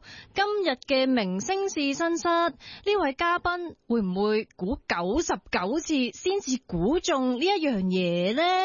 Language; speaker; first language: Cantonese; native; Cantonese